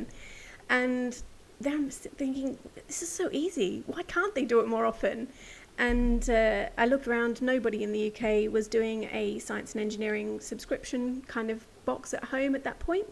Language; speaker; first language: English; native; English